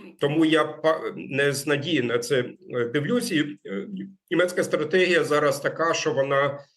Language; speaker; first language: Ukrainian; non-native, fluent; German